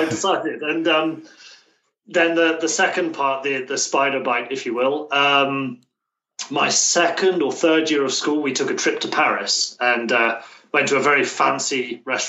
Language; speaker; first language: English; native; English